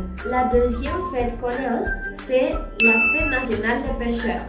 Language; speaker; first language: French; non-native, learner; Spanish